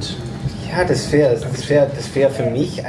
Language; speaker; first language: German; non-native, fluent; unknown